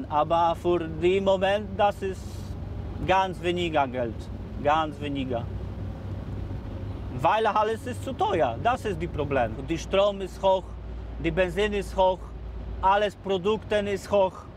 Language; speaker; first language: German; non-native, learner; Polish